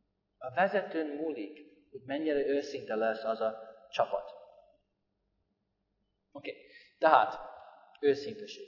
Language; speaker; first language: Hungarian; non-native, fluent; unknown